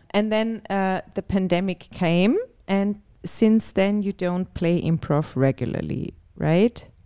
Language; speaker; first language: English; non-native, fluent; German